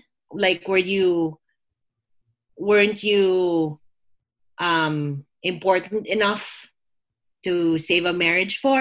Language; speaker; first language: English; non-native, local second language; Filipino